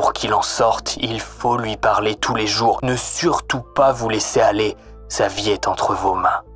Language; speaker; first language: French; native; French